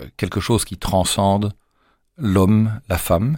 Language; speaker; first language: French; native; French